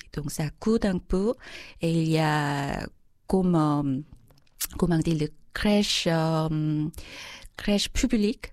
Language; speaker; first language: French; non-native, fluent; Korean